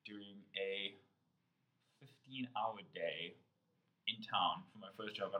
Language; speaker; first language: English; native; English